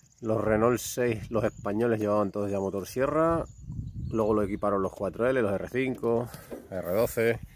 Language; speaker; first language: Spanish; native; Spanish